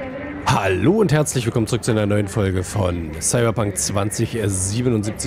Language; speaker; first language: German; native; German